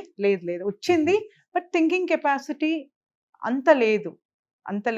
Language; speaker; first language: Telugu; native; Telugu